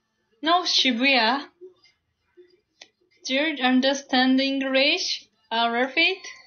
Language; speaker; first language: English; non-native, learner; Japanese